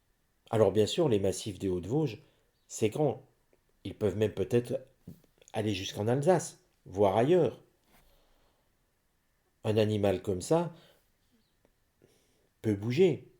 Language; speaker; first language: French; native; French